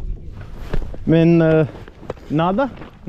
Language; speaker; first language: Russian; non-native, learner; English